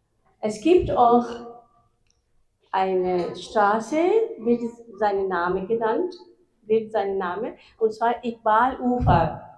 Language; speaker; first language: German; non-native, fluent; Urdu